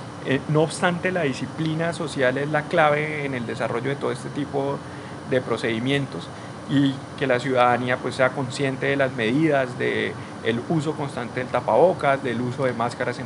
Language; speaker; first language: Spanish; native; Spanish